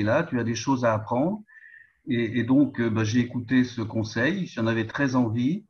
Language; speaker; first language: French; native; French